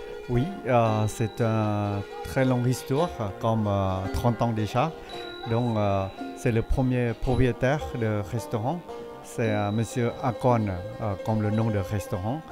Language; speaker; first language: French; non-native, fluent; Thai